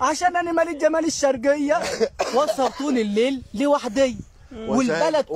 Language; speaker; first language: Arabic; native; Arabic